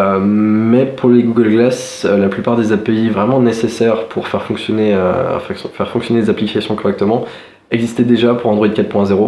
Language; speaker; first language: French; native; French